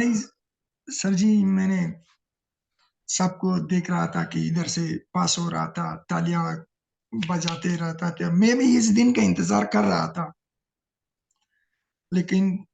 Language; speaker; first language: Hindi; non-native, learner; Pashto